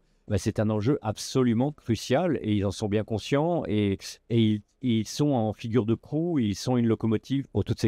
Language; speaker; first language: French; native; French